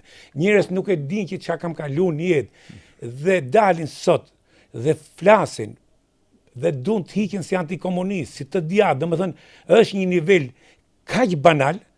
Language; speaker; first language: Albanian; native; Albanian